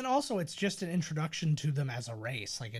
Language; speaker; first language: English; native; English